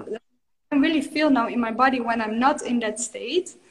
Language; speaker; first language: English; non-native, fluent; Dutch